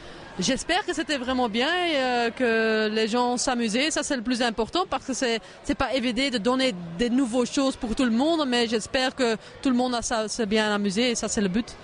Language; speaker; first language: French; non-native, local second language; Dutch